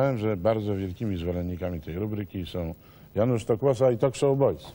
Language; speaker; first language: Polish; native; Polish